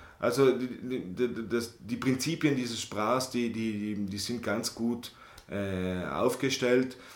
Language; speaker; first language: German; non-native, local second language; Italian